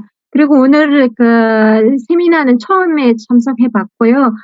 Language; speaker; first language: Korean; non-native, fluent; Mongolian